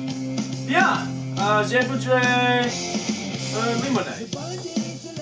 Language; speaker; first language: French; non-native, learner; English